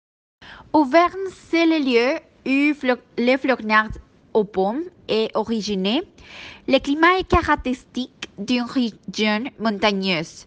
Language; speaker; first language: French; non-native, learner; Spanish